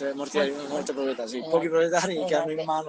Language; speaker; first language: Italian; native; Italian